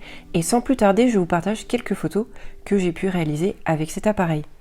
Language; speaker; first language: French; native; French